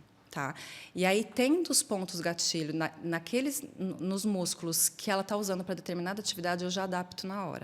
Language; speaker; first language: Portuguese; native; Portuguese